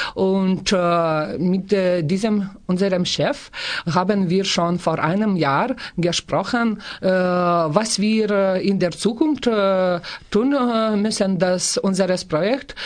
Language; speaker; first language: German; non-native, learner; Lithuanian